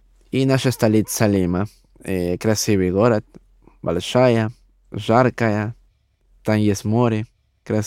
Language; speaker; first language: Russian; non-native, learner; Spanish